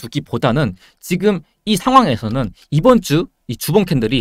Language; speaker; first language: Korean; native; Korean